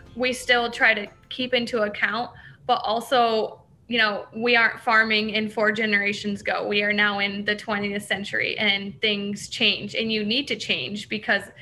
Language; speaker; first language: English; native; English